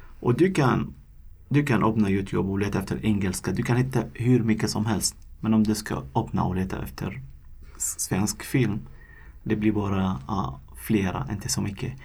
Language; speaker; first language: Swedish; non-native, fluent; Arabic